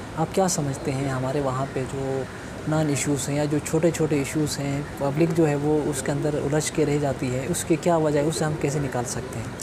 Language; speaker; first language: Urdu; non-native, local second language; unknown